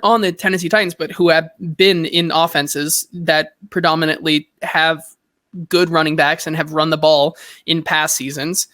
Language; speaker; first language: English; native; English